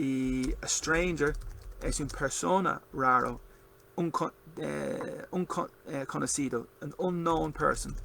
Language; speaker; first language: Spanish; non-native, learner; English